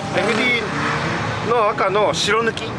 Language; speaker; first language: Japanese; native; Japanese